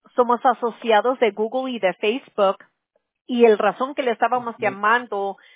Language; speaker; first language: Spanish; early bilingual, heritage; Spanish